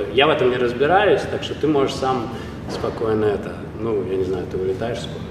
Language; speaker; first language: Russian; native; Russian